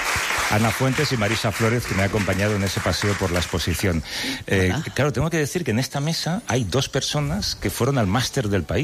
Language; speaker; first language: Spanish; native; Spanish